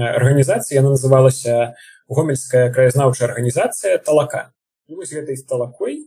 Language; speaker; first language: Belarusian; non-native, local second language; Russian